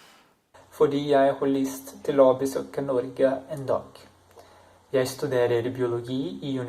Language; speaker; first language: Norwegian; non-native, learner; Portuguese